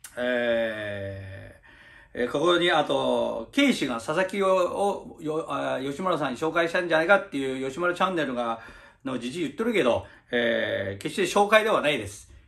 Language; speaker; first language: Japanese; early bilingual, other home language; Chinese